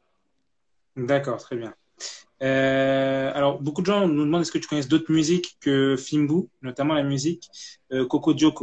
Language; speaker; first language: French; native; French